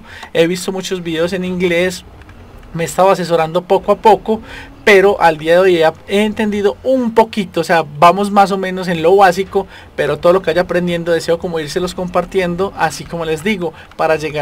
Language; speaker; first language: Spanish; native; Spanish